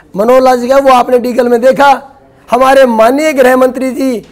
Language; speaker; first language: Hindi; native; Hindi